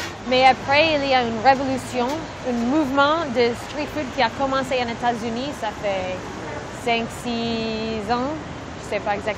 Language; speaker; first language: French; non-native, learner; English